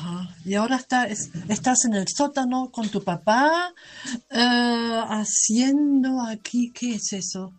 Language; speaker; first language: Spanish; non-native, fluent; German